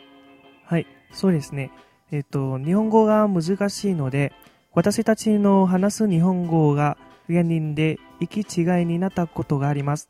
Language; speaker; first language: Japanese; non-native, fluent; Vietnamese